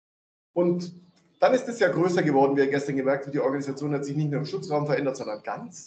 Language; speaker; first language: German; native; German